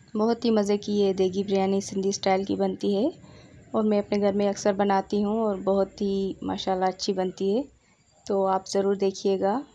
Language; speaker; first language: Urdu; non-native, local second language; Sindhi